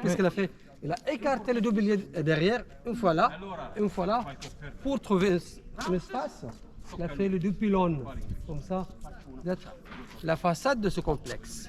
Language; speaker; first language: French; non-native, fluent; Arabic